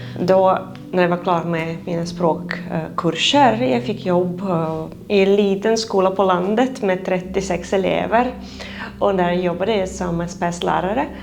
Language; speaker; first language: Swedish; non-native, fluent; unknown